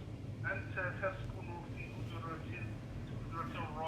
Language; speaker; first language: Arabic; non-native, learner; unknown